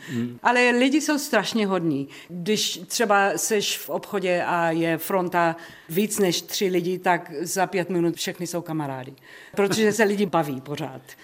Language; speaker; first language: Czech; early bilingual, heritage; Czech